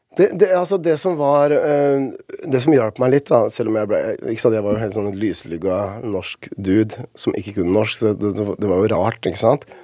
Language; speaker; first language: Norwegian; early bilingual, other home language; Spanish